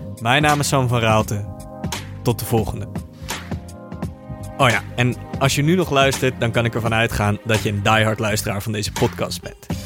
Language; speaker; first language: Dutch; native; Dutch